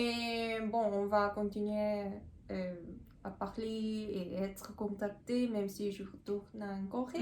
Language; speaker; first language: French; non-native, learner; Korean